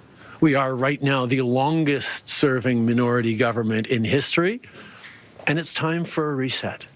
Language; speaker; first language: English; native; English